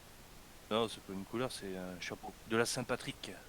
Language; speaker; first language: French; native; French